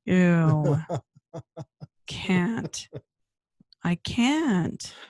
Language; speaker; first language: English; native; English